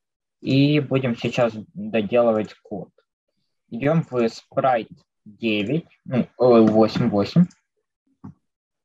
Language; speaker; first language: Russian; native; Russian